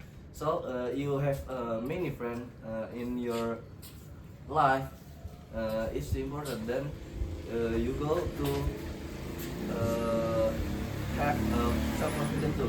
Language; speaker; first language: English; non-native, learner; Indonesian